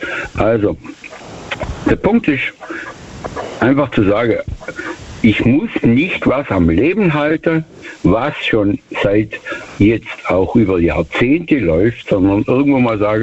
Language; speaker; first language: German; native; German